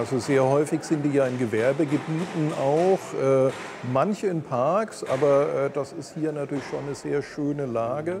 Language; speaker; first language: German; native; German